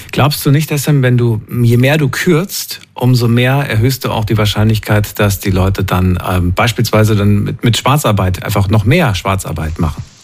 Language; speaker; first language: German; native; German